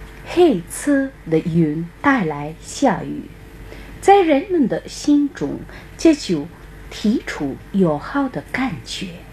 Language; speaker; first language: Chinese; non-native, fluent; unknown